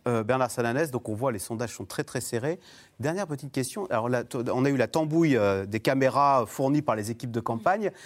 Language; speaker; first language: French; native; French